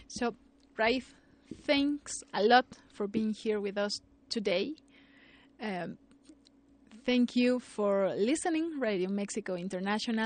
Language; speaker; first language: English; non-native, fluent; Spanish